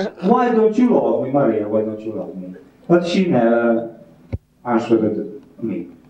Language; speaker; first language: English; non-native, fluent; Italian